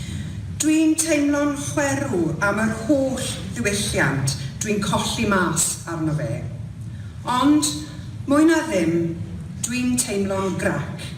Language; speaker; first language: Welsh; non-native, local second language; English